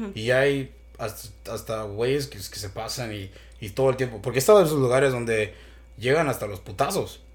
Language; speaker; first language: Spanish; native; Spanish